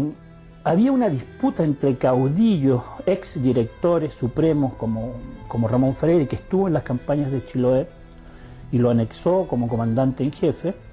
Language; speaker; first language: Spanish; native; Spanish